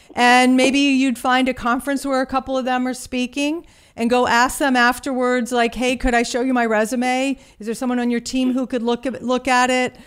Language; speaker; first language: English; native; English